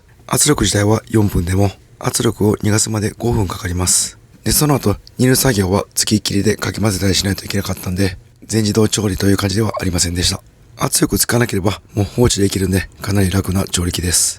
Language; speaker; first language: Japanese; native; Japanese